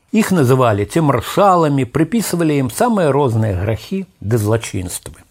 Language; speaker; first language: Belarusian; native; Belarusian